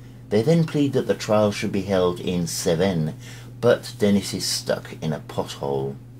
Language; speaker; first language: English; native; English